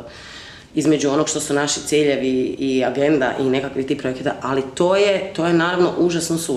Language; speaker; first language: Croatian; native; Croatian